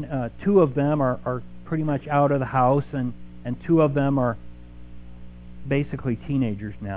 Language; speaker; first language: English; native; English